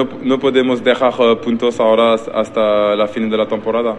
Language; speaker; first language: Spanish; non-native, learner; French